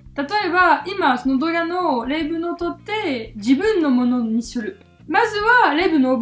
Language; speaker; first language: Japanese; non-native, fluent; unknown